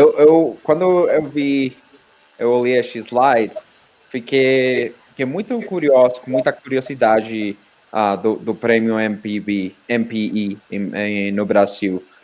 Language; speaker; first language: Portuguese; non-native, fluent; Spanish